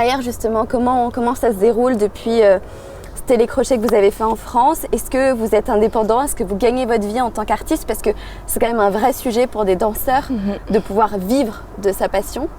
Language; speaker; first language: French; native; French